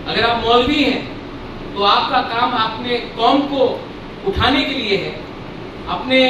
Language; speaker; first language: Hindi; non-native, local second language; Bangla